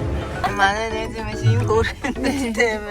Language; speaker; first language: Korean; non-native, learner; Mongolian